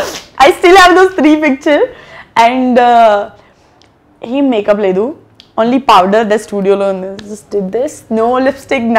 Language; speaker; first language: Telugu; non-native, learner; Gujarati